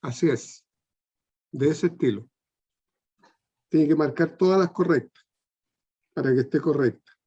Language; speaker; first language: Spanish; non-native, fluent; Portuguese